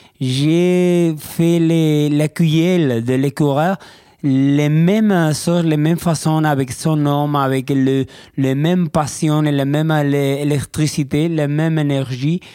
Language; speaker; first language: French; non-native, learner; Spanish